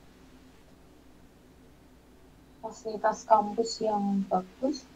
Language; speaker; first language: Korean; non-native, learner; Indonesian